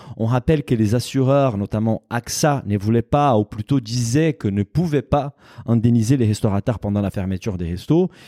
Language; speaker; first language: French; non-native, fluent; Portuguese